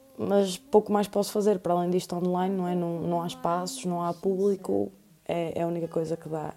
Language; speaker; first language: Portuguese; native; Portuguese